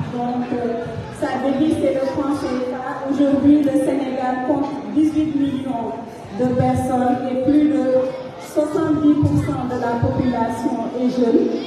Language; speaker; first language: French; non-native, local second language; Fula